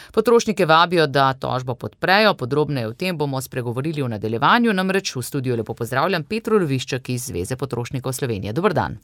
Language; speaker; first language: Slovenian; native; Slovenian